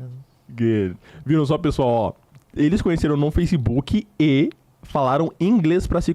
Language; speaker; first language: Portuguese; native; Portuguese